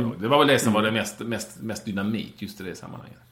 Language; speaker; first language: Swedish; native; Swedish